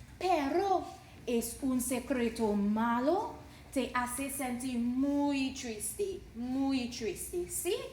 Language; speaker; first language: Spanish; non-native, learner; English